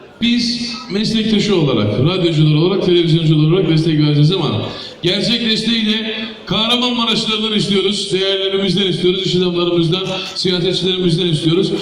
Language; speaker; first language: Turkish; native; Turkish